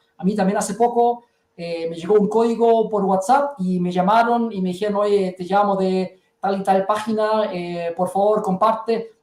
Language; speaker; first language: Spanish; early bilingual, heritage; German